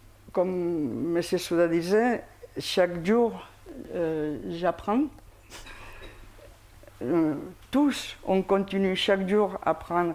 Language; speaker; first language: French; non-native, fluent; Spanish